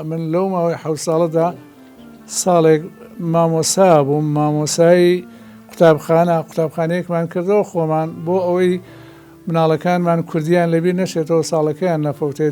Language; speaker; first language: Central Kurdish; non-native, local second language; Gurani